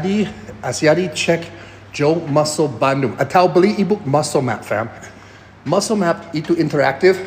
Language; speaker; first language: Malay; non-native, learner; English